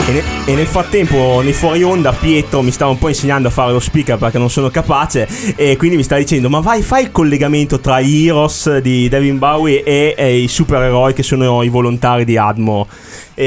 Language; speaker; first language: Italian; native; Italian